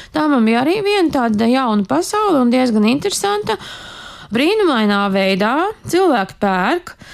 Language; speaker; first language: Latvian; native; Latvian